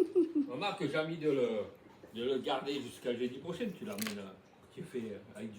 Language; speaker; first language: French; native; French